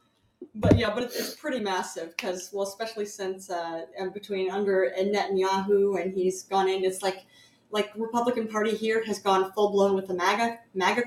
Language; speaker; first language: English; native; English